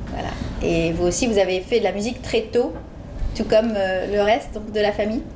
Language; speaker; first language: French; native; French